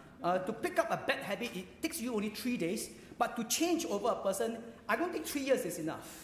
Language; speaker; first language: English; non-native, local second language; Chinese